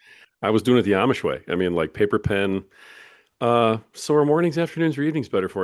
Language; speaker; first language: English; native; English